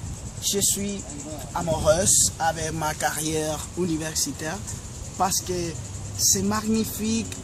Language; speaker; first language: French; non-native, learner; Spanish